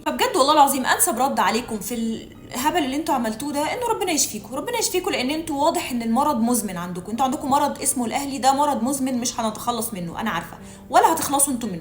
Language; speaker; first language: Arabic; native; Arabic